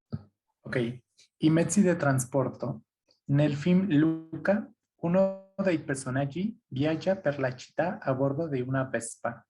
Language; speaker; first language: Italian; non-native, learner; Spanish